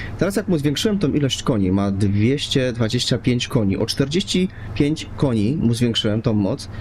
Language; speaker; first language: Polish; native; Polish